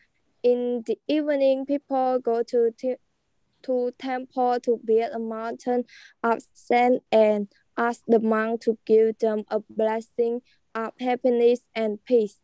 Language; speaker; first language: English; non-native, learner; Khmer